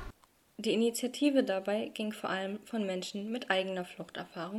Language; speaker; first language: German; native; German